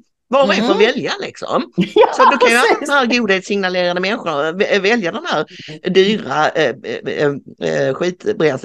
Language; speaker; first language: Swedish; native; Swedish